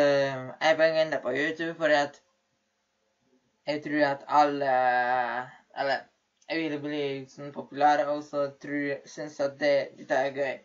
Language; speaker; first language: Norwegian; early bilingual, other home language; Polish